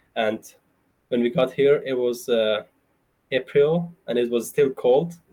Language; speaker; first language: English; non-native, fluent; Persian